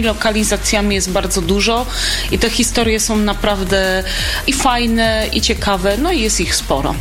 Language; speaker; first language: Polish; native; Polish